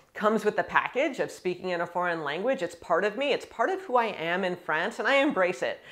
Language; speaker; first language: English; native; English